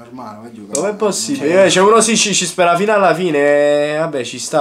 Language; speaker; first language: Italian; native; Italian